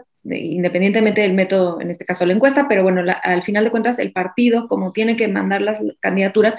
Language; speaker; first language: Spanish; native; Spanish